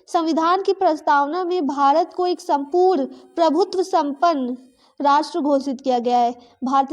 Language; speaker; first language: Hindi; native; Hindi